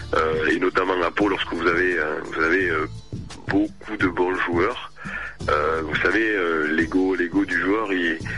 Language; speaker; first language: French; native; French